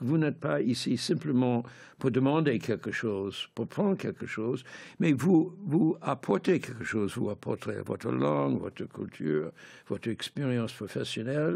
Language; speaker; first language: French; non-native, fluent; English